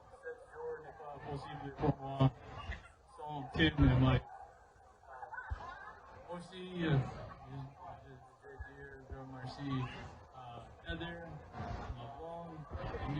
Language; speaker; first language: French; non-native, learner; English